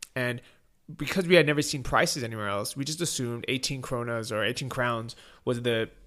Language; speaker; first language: English; native; English